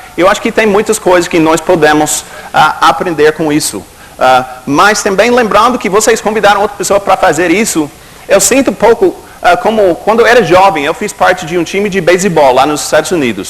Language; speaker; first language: Portuguese; non-native, fluent; English